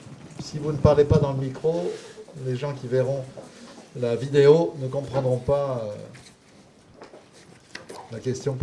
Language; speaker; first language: French; native; French